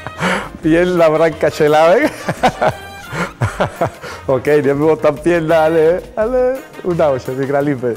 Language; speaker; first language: Polish; non-native, learner; Spanish